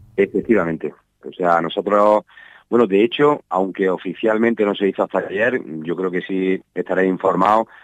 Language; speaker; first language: Spanish; native; Spanish